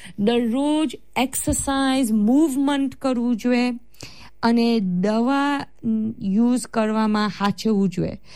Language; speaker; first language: Gujarati; early bilingual, heritage; Gujarati